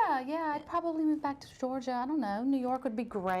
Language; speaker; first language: English; native; English